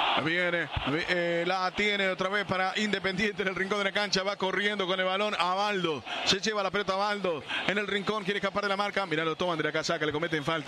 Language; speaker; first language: Spanish; native; Spanish